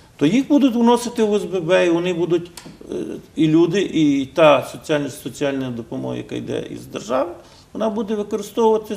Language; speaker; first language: Ukrainian; native; Ukrainian